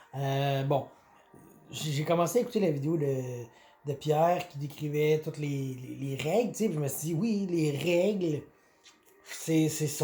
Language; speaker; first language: French; native; French